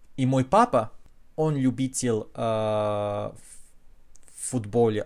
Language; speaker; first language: Russian; non-native, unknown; Spanish